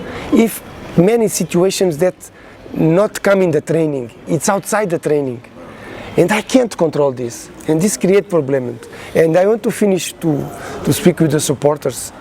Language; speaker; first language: English; non-native, learner; Portuguese